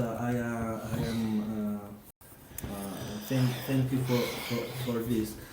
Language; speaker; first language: English; non-native, learner; Spanish